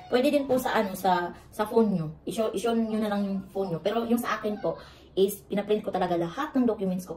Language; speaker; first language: Filipino; native; Filipino